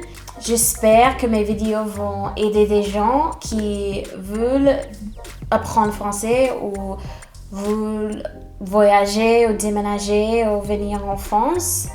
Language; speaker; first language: French; non-native, fluent; English